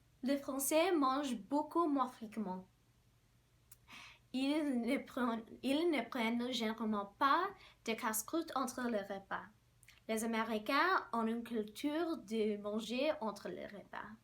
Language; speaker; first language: French; non-native, learner; English